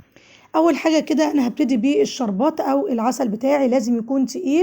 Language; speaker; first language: Arabic; native; Arabic